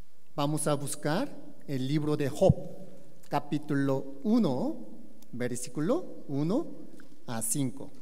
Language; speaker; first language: Spanish; non-native, learner; Korean